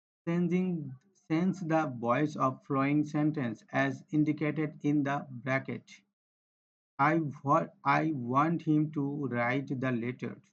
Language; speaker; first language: English; non-native, local second language; Bangla